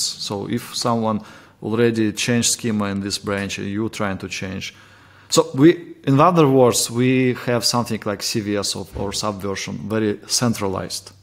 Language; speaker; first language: English; non-native, fluent; Russian